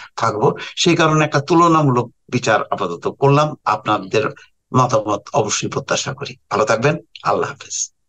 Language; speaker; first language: Bangla; native; Bangla